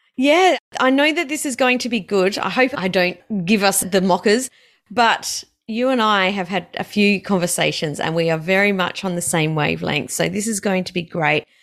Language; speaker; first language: English; native; English